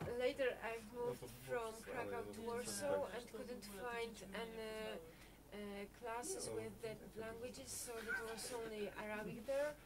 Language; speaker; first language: English; non-native, fluent; Polish